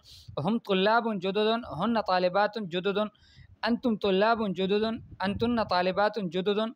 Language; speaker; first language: Arabic; non-native, fluent; Urdu